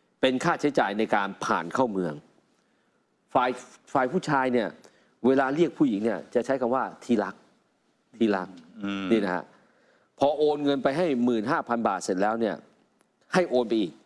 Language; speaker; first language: Thai; native; Thai